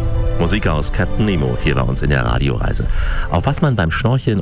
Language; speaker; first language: German; native; German